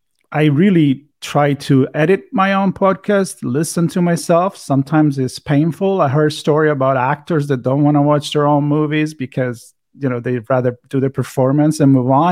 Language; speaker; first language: English; non-native, fluent; Italian